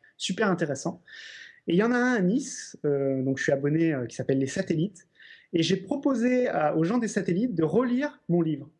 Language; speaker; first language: French; native; French